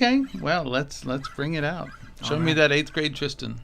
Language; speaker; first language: English; native; English